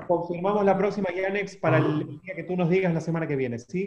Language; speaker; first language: Spanish; native; Spanish